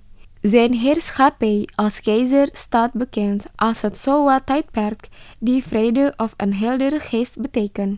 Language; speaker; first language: Dutch; non-native, fluent; Indonesian